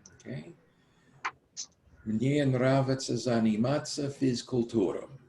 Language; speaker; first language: Russian; non-native, learner; English